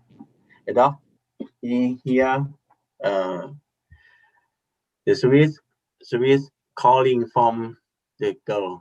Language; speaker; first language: English; non-native, learner; Thai